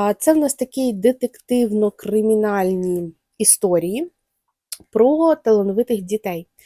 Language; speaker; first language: Ukrainian; non-native, local second language; Russian